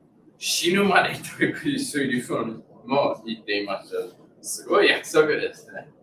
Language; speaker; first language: Japanese; non-native, learner; English